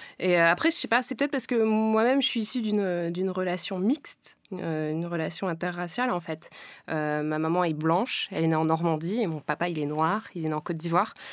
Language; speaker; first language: French; native; French